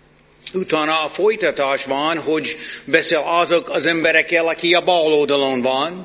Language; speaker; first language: Hungarian; non-native, fluent; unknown